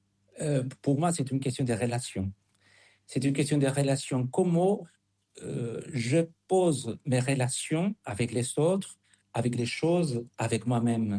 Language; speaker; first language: French; non-native, fluent; Spanish